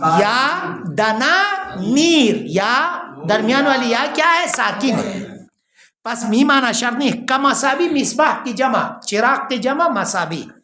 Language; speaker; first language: Urdu; non-native, local second language; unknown